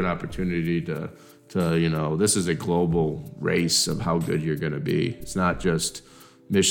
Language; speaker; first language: English; native; English